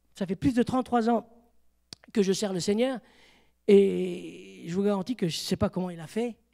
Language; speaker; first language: French; native; French